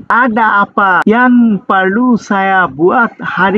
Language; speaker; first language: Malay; non-native, fluent; Bangla